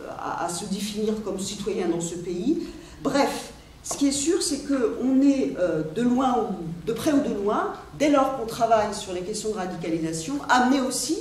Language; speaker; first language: French; native; French